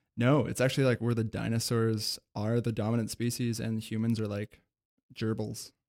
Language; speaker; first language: English; native; English